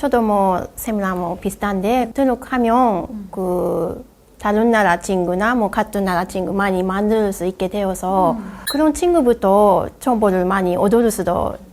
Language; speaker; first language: Korean; non-native, learner; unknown